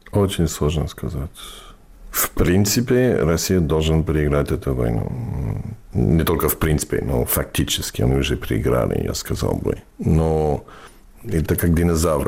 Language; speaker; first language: Russian; non-native, fluent; English